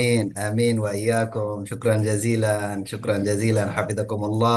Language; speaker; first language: Arabic; early bilingual, heritage; Indonesian